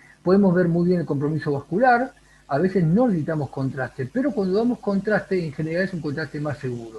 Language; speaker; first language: Spanish; native; Spanish